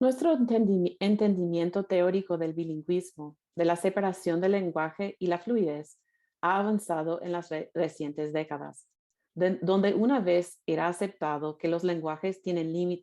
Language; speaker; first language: Spanish; non-native, fluent; English